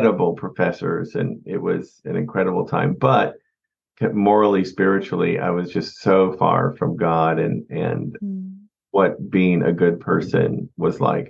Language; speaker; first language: English; native; English